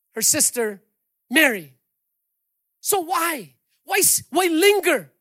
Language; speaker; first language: English; non-native, local second language; Hiligaynon